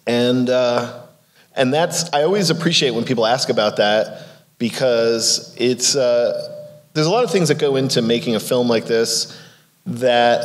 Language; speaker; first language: English; native; English